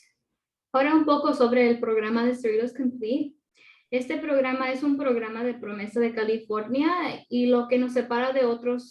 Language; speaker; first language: Spanish; early bilingual, other home language; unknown